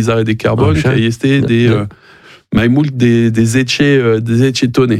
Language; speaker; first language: Romanian; non-native, learner; French